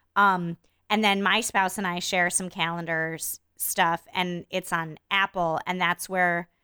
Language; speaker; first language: English; native; English